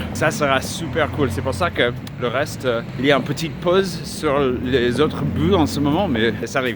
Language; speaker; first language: French; non-native, fluent; English